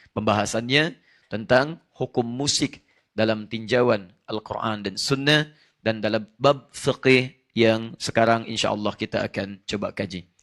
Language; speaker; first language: Indonesian; native; Indonesian